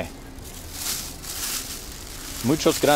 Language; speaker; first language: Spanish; non-native, learner; Norwegian